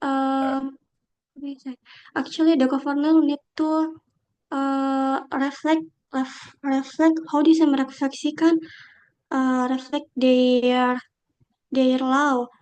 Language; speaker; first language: English; non-native, local second language; Indonesian